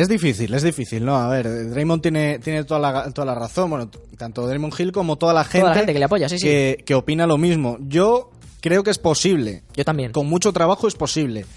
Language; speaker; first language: Spanish; native; Spanish